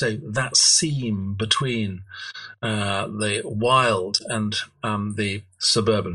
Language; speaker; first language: English; native; English